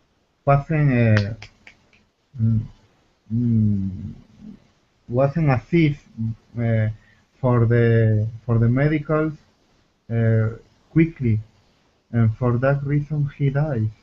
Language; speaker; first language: English; non-native, learner; Spanish